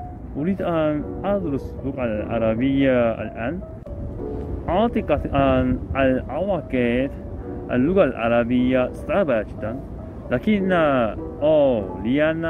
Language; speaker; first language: Arabic; non-native, learner; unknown